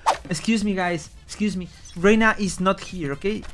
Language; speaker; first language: English; non-native, learner; Spanish